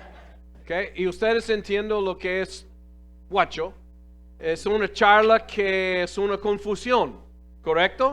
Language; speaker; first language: Spanish; non-native, fluent; English